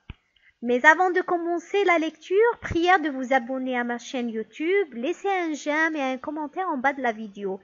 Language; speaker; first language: French; non-native, local second language; Arabic